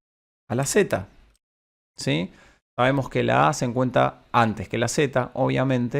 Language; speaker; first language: Spanish; native; Spanish